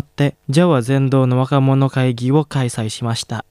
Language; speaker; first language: Japanese; non-native, fluent; Indonesian